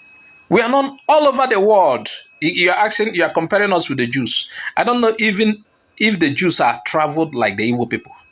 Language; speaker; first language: English; non-native, local second language; Igbo